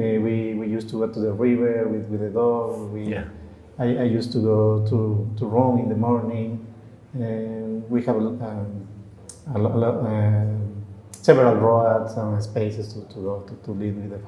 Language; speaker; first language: English; non-native, learner; Spanish